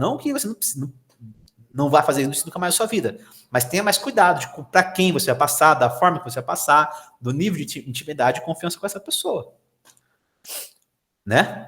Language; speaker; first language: Portuguese; native; Portuguese